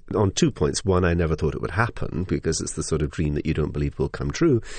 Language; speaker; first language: English; native; English